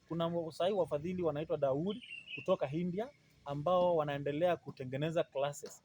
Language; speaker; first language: Swahili; non-native, local second language; Kamba